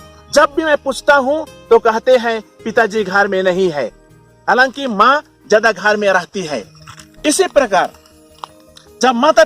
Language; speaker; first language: Hindi; non-native, local second language; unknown